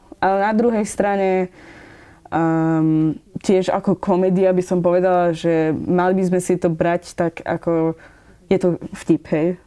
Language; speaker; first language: Slovak; non-native, fluent; Persian